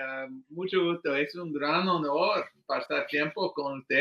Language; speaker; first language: Spanish; early bilingual, heritage; English